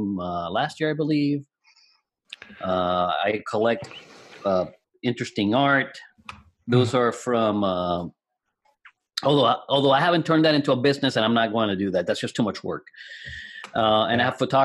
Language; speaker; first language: English; non-native, fluent; Spanish